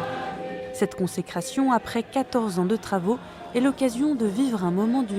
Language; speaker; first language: French; native; French